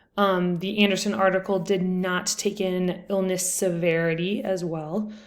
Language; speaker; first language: English; native; English